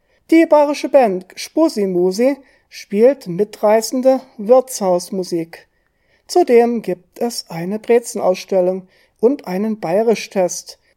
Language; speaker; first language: German; native; German